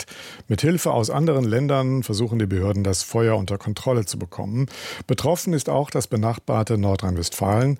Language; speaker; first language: German; native; German